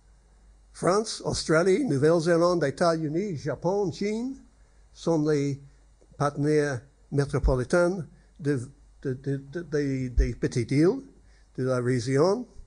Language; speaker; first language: French; non-native, learner; English